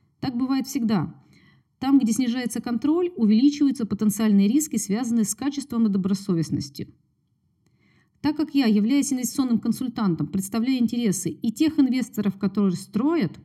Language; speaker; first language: Russian; native; Russian